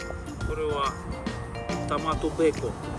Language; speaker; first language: Japanese; non-native, learner; Russian